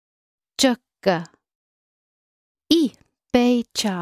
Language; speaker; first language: Chinese; non-native, learner; English